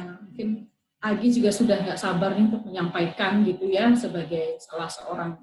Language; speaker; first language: Indonesian; native; Indonesian